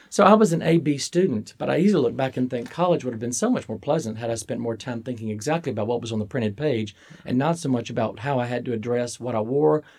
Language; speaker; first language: English; native; English